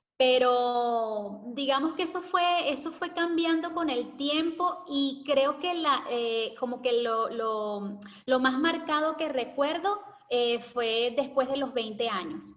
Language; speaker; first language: Spanish; native; Spanish